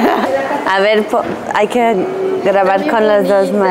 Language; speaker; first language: Spanish; non-native, fluent; English